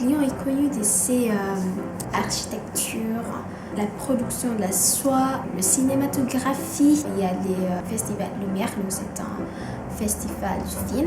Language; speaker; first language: French; non-native, fluent; Indonesian